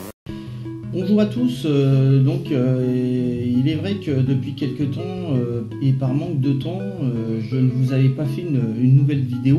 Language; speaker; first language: French; native; French